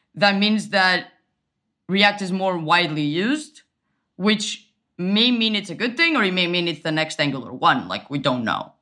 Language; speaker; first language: English; non-native, fluent; Portuguese